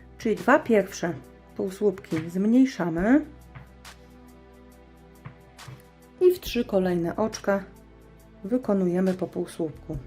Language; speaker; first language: Polish; native; Polish